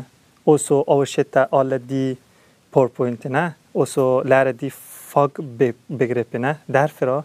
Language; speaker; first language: Norwegian; non-native, learner; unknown